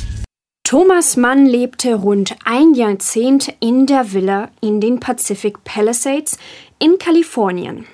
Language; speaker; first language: German; native; German